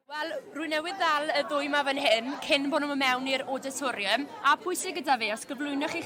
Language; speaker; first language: Welsh; native; Welsh